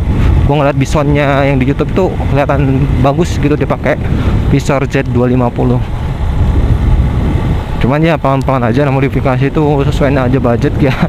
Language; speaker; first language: Indonesian; native; Indonesian